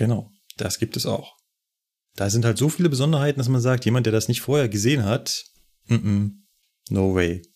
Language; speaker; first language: German; native; German